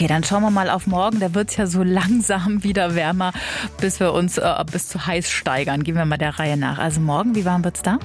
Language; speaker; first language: German; native; German